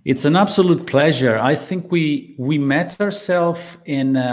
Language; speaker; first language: English; non-native, fluent; Italian